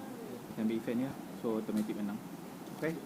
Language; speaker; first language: Malay; native; Malay